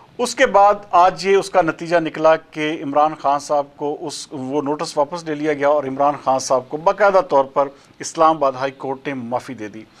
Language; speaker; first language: Urdu; native; Urdu